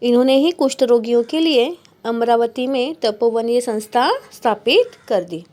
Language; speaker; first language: Hindi; non-native, local second language; Marathi